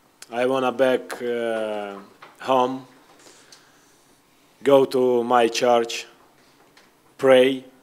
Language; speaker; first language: English; non-native, learner; Ukrainian